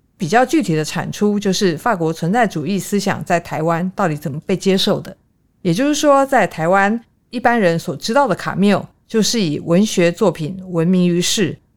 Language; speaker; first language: Chinese; native; Chinese